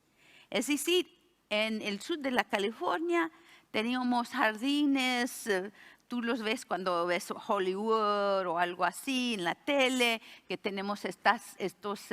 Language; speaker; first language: Spanish; early bilingual, heritage; Spanish